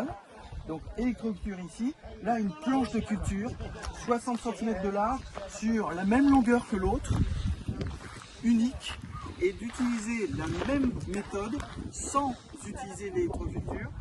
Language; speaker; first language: French; native; French